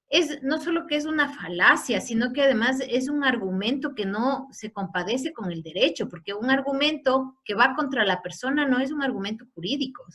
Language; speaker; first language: Spanish; native; Spanish